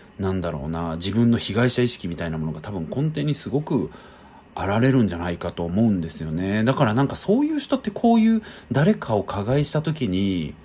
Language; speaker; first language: Japanese; native; Japanese